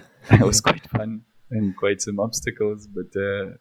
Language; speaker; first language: English; early bilingual, other home language; Polish